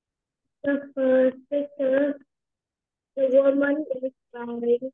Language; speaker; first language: English; non-native, learner; Vietnamese